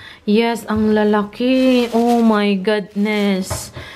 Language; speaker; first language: Filipino; native; Filipino